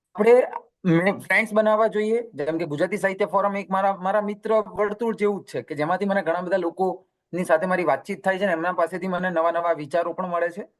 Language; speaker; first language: Gujarati; native; Gujarati